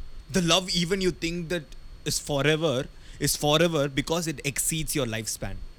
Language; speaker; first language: English; non-native, local second language; Tamil